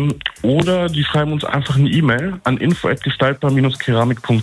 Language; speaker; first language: German; native; German